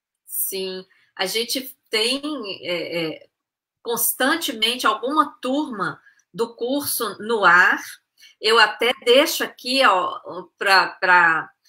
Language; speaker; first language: Portuguese; native; Portuguese